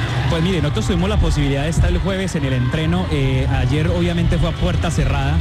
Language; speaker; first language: Spanish; native; Spanish